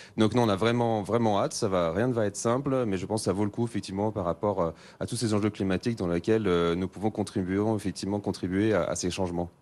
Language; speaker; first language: French; native; French